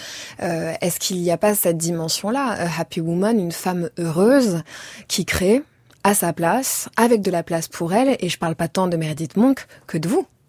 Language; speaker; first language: French; native; French